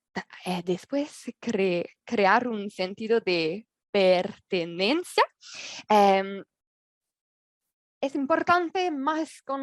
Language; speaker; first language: Spanish; non-native, learner; French